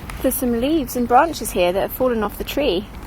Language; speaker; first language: English; native; English